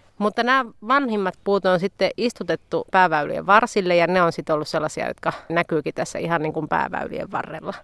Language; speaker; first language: Finnish; native; Finnish